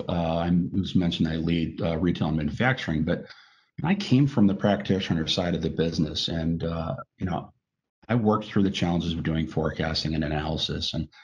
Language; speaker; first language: English; native; English